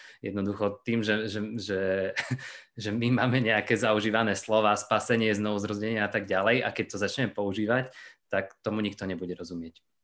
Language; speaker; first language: Slovak; native; Slovak